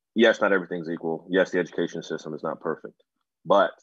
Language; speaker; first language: English; native; English